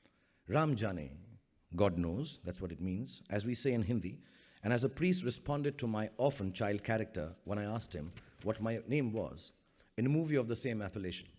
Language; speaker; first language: English; non-native, local second language; Hindi